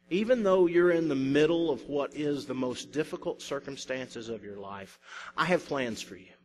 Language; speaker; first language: English; native; English